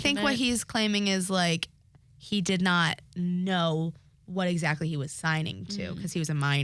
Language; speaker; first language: English; native; English